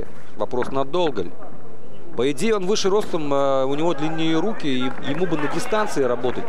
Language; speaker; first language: Russian; native; Russian